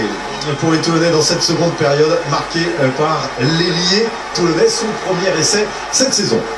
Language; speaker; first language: French; native; French